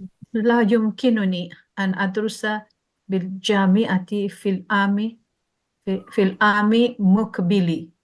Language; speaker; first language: Arabic; non-native, learner; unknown